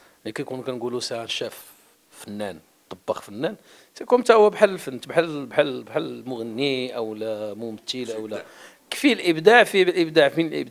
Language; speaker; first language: Arabic; native; Arabic